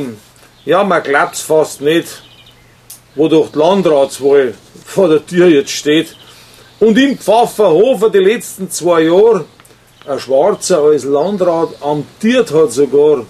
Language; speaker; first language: German; native; German